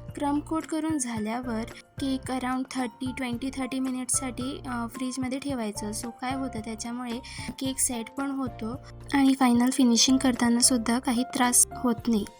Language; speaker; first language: Marathi; non-native, local second language; Konkani